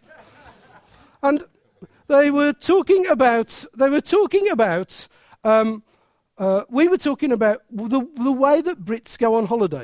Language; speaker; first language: English; native; English